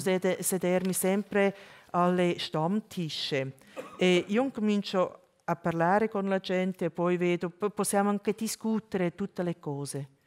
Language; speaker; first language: Italian; non-native, local second language; German